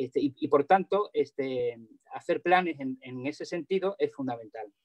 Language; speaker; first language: Spanish; native; Spanish